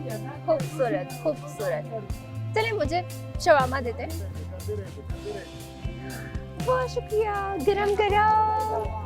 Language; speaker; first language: Hindi; non-native, fluent; Chinese